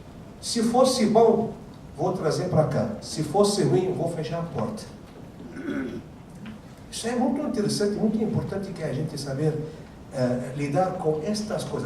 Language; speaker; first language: Portuguese; non-native, fluent; Arabic